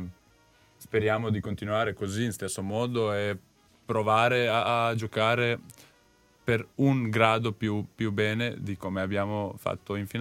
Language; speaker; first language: Italian; non-native, learner; Serbian